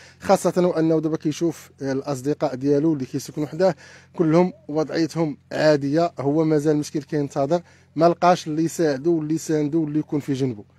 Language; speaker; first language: Arabic; native; Arabic